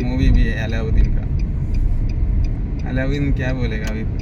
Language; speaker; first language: Hindi; non-native, local second language; Malayalam